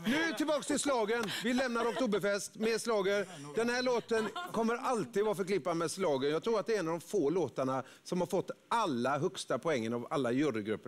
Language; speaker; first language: Swedish; native; Swedish